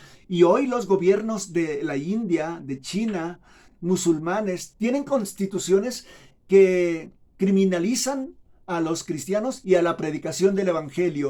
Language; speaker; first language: Spanish; native; Spanish